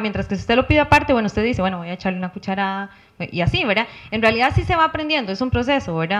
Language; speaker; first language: Spanish; native; Spanish